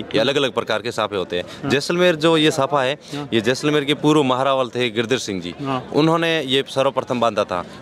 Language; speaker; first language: Hindi; native; Hindi